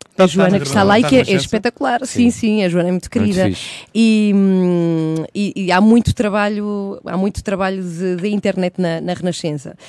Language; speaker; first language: Portuguese; early bilingual, other home language; Spanish